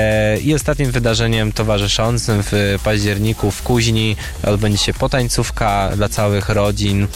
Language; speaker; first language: Polish; native; Polish